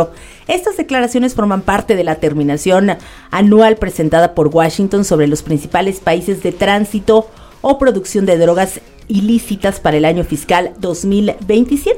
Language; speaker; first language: Spanish; native; Spanish